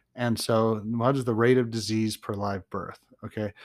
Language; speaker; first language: English; native; English